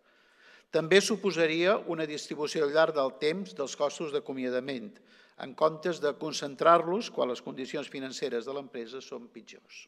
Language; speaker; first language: Catalan; native; Catalan